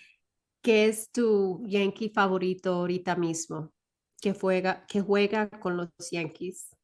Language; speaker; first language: Spanish; early bilingual, heritage; Spanish